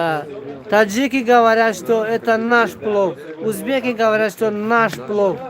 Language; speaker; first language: Russian; non-native, local second language; Tajik